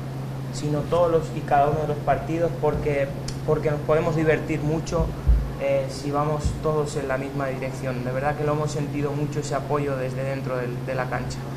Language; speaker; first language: Spanish; native; Spanish